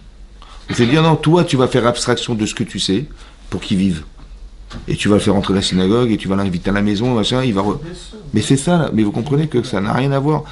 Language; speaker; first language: French; native; French